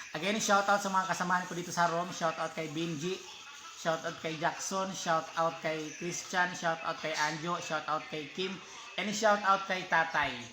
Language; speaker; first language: Filipino; non-native, local second language; Masbatenyo